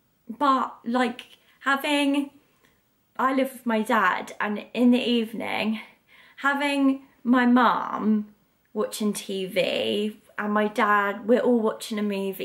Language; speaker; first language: English; native; English